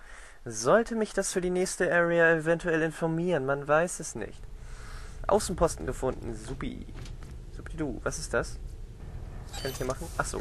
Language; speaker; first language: German; native; German